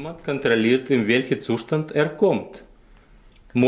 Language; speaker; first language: German; non-native, learner; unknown